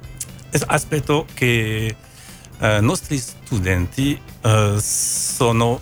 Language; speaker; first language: Italian; non-native, learner; French